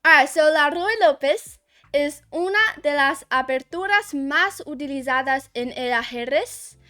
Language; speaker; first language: Spanish; non-native, learner; Chinese